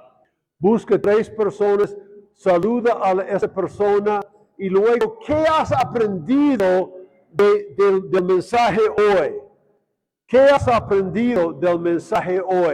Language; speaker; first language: Spanish; non-native, fluent; English